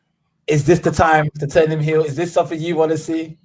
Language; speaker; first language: English; native; English